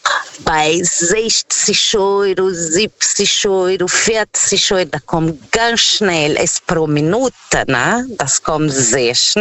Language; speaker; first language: German; non-native, fluent; Portuguese